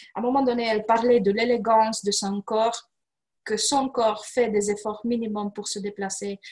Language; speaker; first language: French; non-native, fluent; Romanian